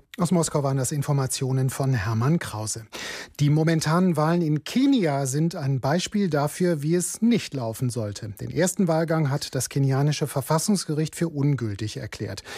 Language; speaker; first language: German; native; German